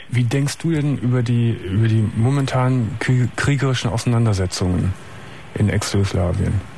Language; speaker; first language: German; native; German